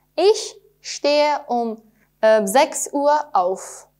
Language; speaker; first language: German; non-native, fluent; Persian